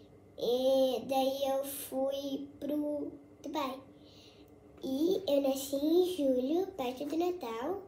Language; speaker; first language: Portuguese; early bilingual, heritage; Portuguese